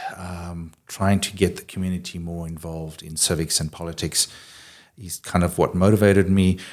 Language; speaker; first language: English; native; English